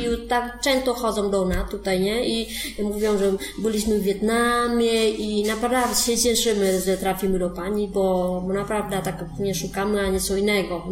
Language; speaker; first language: Polish; non-native, fluent; Vietnamese